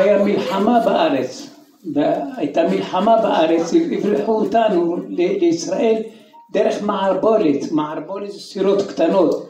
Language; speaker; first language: Hebrew; early bilingual, other home language; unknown